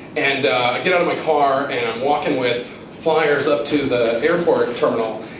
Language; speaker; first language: English; native; English